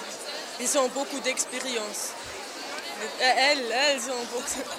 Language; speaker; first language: French; non-native, local second language; German